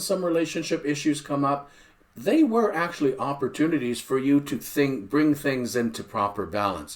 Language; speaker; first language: English; native; English